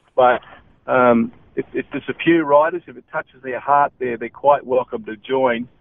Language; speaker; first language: English; native; English